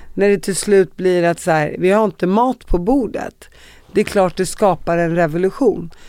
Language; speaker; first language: Swedish; native; Swedish